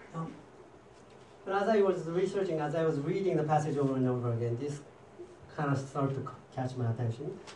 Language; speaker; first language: English; non-native, fluent; Japanese